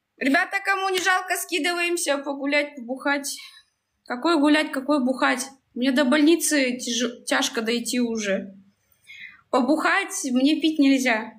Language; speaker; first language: Russian; native; Russian